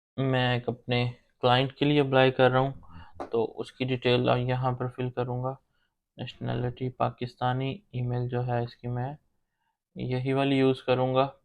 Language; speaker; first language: Urdu; non-native, local second language; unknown